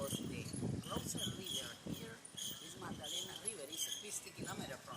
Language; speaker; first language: English; non-native, learner; Spanish